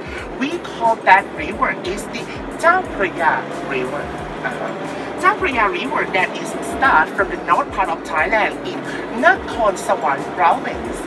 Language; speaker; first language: English; non-native, learner; Thai